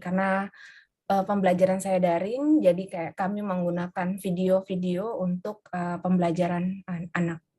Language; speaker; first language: Indonesian; native; Indonesian